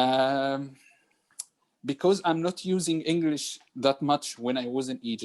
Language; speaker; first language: English; non-native, learner; Arabic